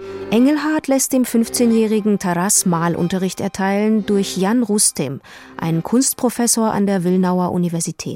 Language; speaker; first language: German; native; German